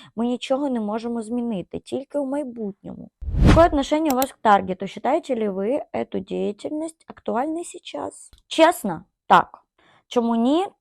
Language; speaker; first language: Ukrainian; non-native, local second language; Russian